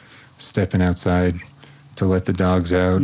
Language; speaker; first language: English; native; English